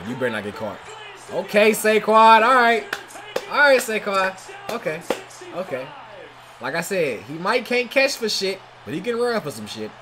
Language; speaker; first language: English; native; English